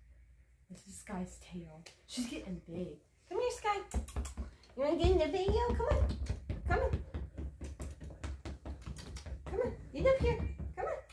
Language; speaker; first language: English; native; English